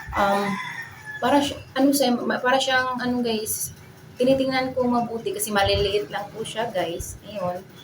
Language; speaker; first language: Filipino; non-native, local second language; Cebuano